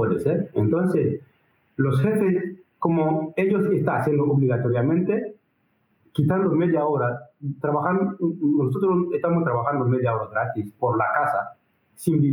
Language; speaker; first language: Spanish; non-native, learner; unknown